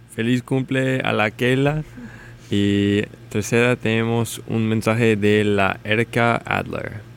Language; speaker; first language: Spanish; non-native, learner; English